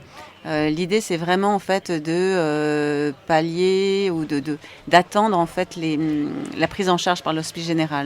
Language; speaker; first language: French; native; French